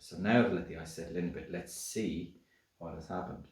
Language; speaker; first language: English; native; English